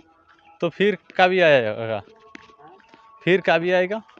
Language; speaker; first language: Hindi; non-native, learner; Bangla